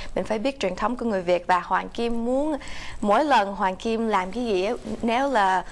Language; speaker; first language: Vietnamese; early bilingual, heritage; Vietnamese